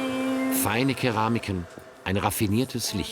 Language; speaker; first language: German; native; German